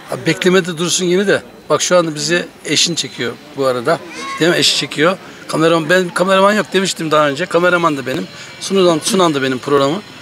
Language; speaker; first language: Turkish; native; Turkish